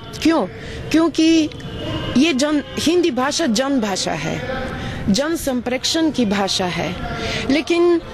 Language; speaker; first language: Hindi; non-native, fluent; Bulgarian